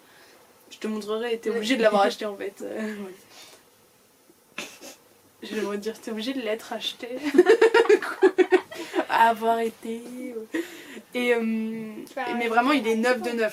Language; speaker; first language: French; native; French